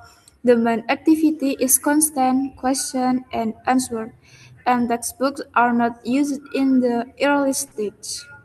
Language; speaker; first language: English; non-native, learner; Indonesian